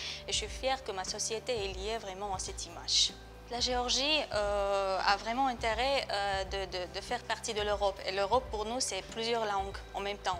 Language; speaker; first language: French; non-native, fluent; Georgian